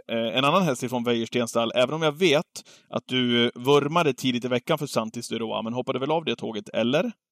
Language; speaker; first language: Swedish; native; Swedish